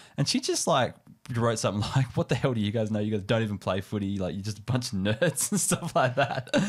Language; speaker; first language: English; native; English